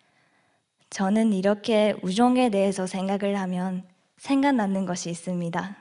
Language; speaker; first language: Korean; non-native, fluent; Japanese